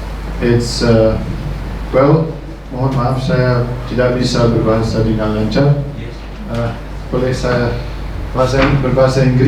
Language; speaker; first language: Indonesian; non-native, learner; Ukrainian